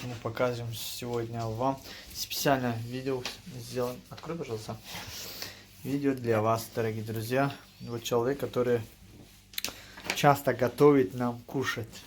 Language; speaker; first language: Russian; non-native, fluent; Tajik